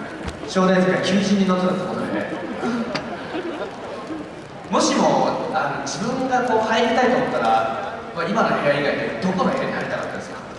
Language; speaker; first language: Japanese; native; Japanese